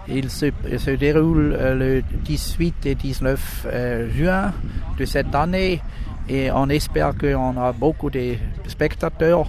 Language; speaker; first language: French; non-native, local second language; German